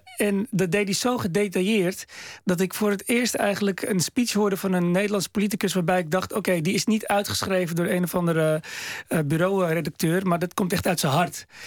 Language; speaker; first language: Dutch; early bilingual, other home language; Arabic